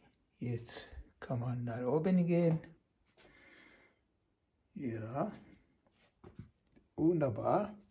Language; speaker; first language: German; non-native, fluent; Kinyarwanda